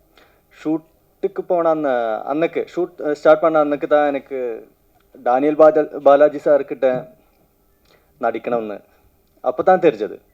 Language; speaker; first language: Tamil; non-native, learner; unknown